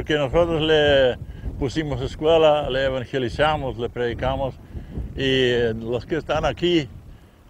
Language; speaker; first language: Spanish; non-native, fluent; Plautdietsch